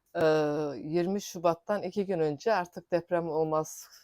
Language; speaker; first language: Turkish; native; Turkish